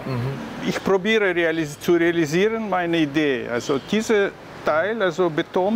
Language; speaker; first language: German; non-native, learner; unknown